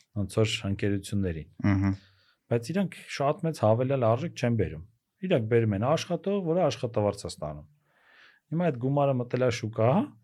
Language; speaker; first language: Armenian; native; Armenian